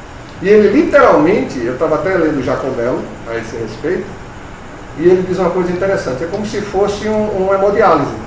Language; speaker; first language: Portuguese; native; Portuguese